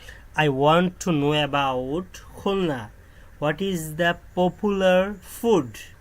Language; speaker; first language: English; non-native, learner; Bangla